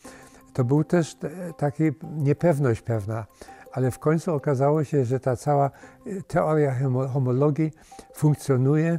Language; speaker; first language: Polish; early bilingual, heritage; Polish